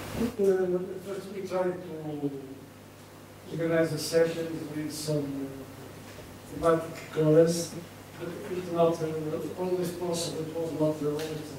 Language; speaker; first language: English; non-native, learner; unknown